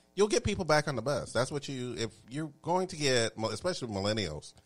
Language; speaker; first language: English; native; English